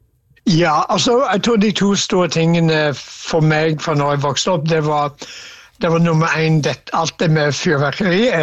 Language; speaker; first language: Norwegian; non-native, fluent; English